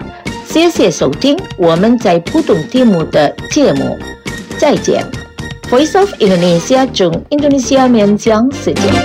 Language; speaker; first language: Chinese; non-native, fluent; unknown